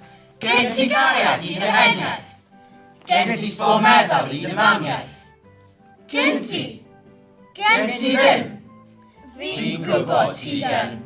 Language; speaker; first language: Welsh; non-native, local second language; English